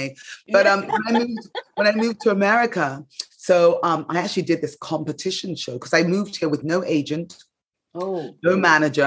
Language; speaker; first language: English; native; English